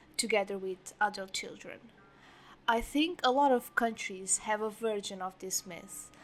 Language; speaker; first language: English; non-native, fluent; Portuguese